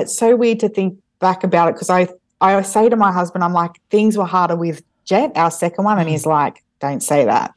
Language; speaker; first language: English; native; English